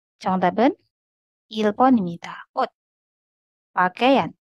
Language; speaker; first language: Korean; non-native, fluent; Indonesian